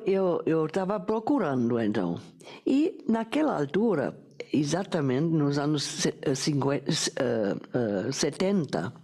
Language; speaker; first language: Portuguese; non-native, fluent; German